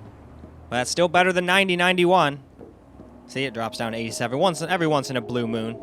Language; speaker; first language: English; native; English